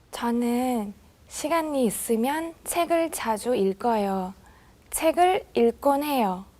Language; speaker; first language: Korean; non-native, learner; Thai